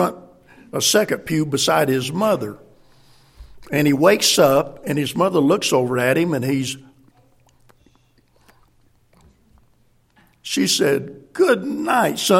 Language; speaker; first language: English; native; English